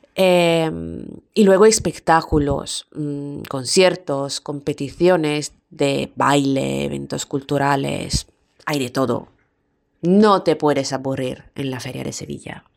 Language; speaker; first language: Spanish; non-native, fluent; Italian